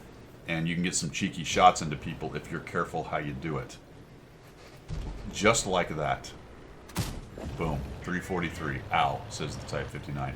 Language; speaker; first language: English; native; English